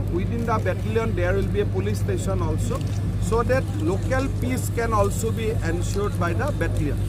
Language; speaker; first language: English; non-native, local second language; Assamese